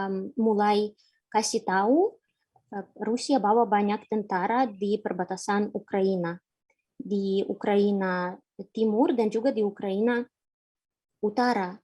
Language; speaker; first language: Indonesian; non-native, fluent; Ukrainian